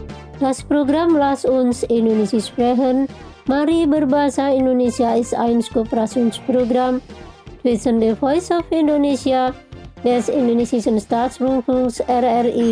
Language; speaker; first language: German; non-native, fluent; Indonesian